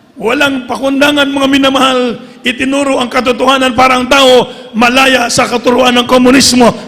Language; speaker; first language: Filipino; native; Filipino